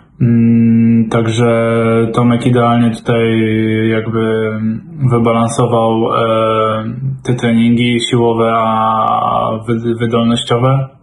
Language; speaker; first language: Polish; native; Polish